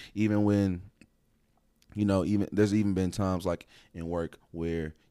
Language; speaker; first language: English; native; English